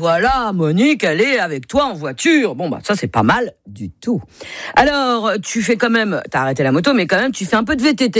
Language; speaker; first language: French; native; French